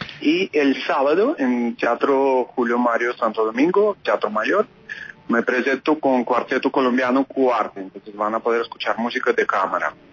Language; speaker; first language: Spanish; non-native, fluent; Russian